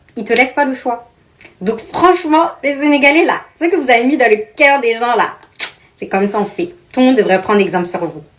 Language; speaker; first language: French; native; French